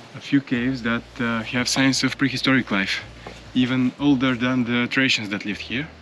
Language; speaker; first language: English; non-native, fluent; Bulgarian